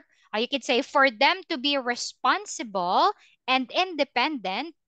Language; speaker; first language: English; non-native, fluent; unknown